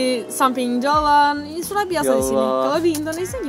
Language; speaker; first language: Indonesian; non-native, fluent; Turkish